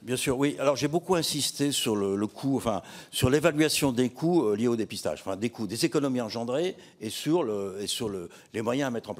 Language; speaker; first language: French; native; French